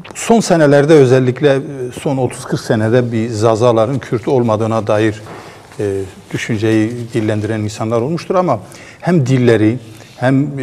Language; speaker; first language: Turkish; non-native, local second language; Kurdish